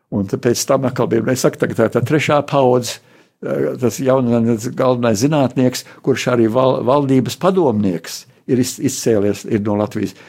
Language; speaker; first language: Latvian; early bilingual, heritage; Latvian